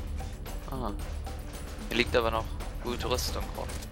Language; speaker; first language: German; native; German